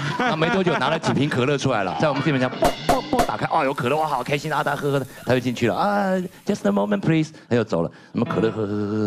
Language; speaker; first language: Chinese; native; Chinese